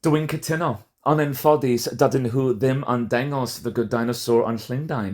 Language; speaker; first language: Welsh; non-native, fluent; English